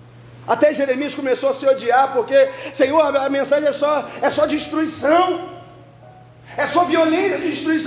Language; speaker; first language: Portuguese; native; Portuguese